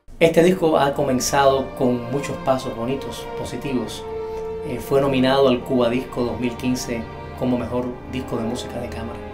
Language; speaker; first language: Spanish; native; Spanish